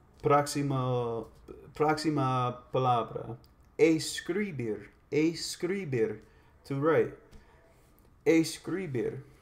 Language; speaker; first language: Spanish; non-native, learner; English